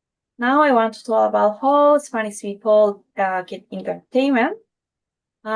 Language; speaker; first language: English; non-native, fluent; Spanish